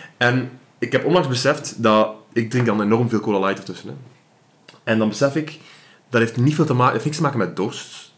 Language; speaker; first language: Dutch; native; Dutch